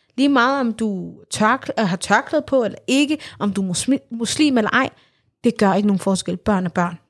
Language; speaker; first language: Danish; early bilingual, other home language; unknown